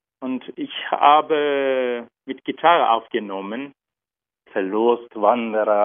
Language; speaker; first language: German; non-native, learner; Turkish